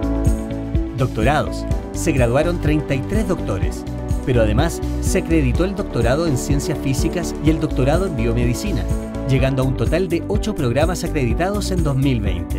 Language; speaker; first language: Spanish; native; Spanish